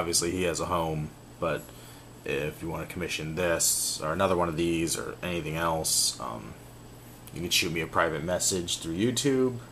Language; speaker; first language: English; native; English